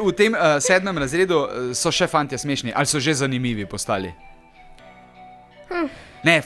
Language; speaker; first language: Slovenian; native; Slovenian